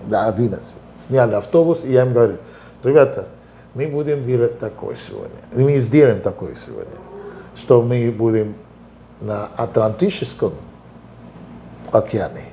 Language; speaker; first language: Russian; non-native, fluent; Spanish